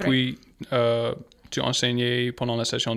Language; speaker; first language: French; non-native, local second language; English